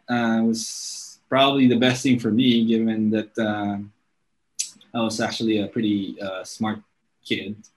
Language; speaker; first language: English; native; English